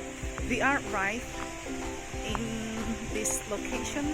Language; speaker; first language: English; non-native, learner; Indonesian